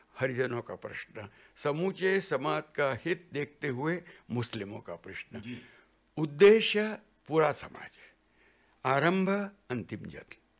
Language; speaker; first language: Hindi; non-native, local second language; Gujarati